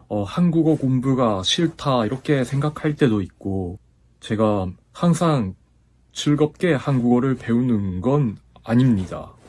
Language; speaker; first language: Korean; non-native, fluent; Japanese